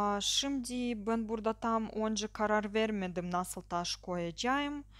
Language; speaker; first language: Turkish; non-native, learner; Russian